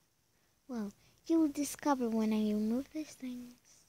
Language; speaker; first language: English; non-native, learner; Spanish